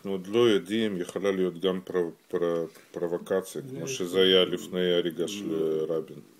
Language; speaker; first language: Hebrew; non-native, fluent; Russian